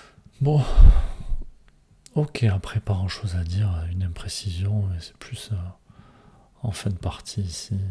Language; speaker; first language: French; native; French